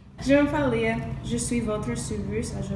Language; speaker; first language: French; non-native, learner; English